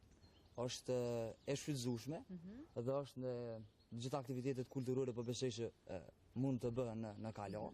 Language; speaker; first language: Albanian; native; Albanian